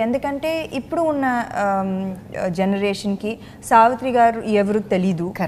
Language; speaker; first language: Telugu; non-native, fluent; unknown